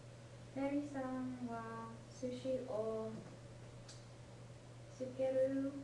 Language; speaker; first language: Japanese; non-native, learner; English